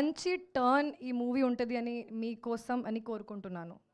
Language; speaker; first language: Telugu; non-native, local second language; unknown